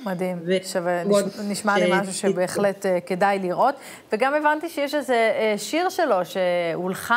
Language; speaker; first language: Hebrew; native; Hebrew